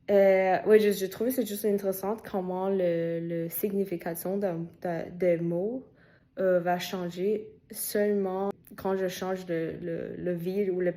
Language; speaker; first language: French; non-native, fluent; Chinese